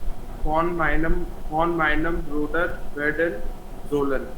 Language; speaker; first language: German; non-native, learner; Hindi